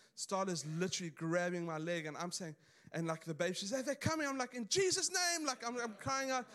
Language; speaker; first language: English; native; English